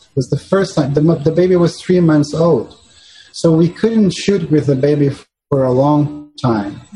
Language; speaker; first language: English; non-native, fluent; Portuguese